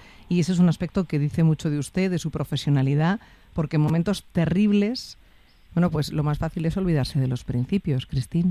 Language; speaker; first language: Spanish; native; Spanish